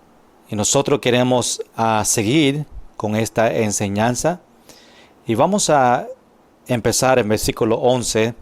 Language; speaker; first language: Spanish; non-native, fluent; English